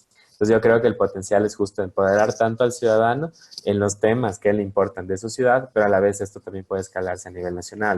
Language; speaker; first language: Spanish; native; Spanish